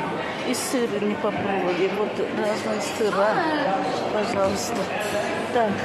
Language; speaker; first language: Russian; non-native, local second language; Tatar